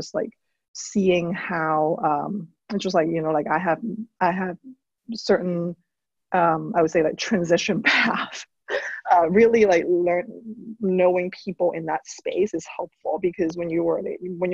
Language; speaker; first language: English; non-native, local second language; Cantonese